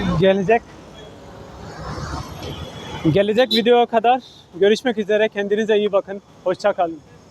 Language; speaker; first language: Turkish; non-native, fluent; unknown